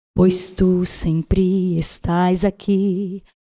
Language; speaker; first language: Portuguese; native; Portuguese